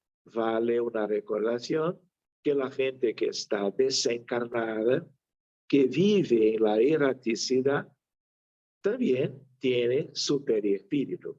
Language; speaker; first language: Spanish; non-native, fluent; Portuguese